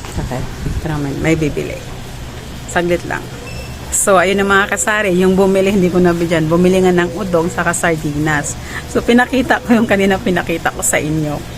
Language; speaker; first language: Filipino; non-native, local second language; Cebuano